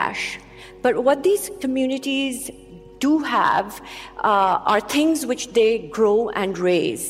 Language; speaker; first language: English; non-native, local second language; Urdu